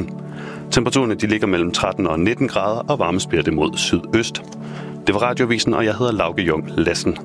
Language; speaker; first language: Danish; native; Danish